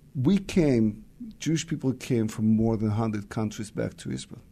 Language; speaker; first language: English; non-native, fluent; Russian